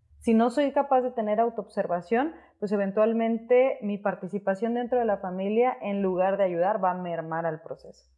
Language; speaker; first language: Spanish; native; Spanish